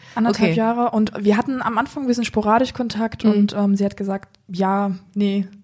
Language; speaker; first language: German; native; German